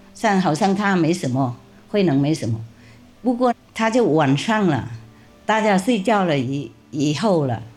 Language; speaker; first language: Chinese; non-native, fluent; Vietnamese